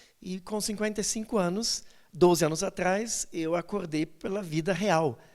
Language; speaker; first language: Portuguese; non-native, fluent; German